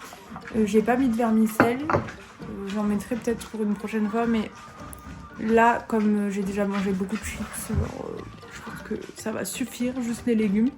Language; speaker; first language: French; native; French